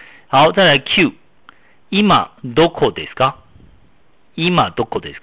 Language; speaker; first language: Japanese; non-native, fluent; Chinese